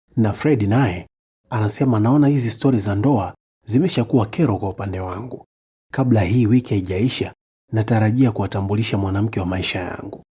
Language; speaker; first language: Swahili; native; Swahili